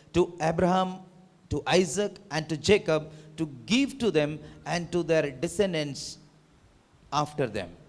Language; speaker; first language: English; non-native, local second language; Kannada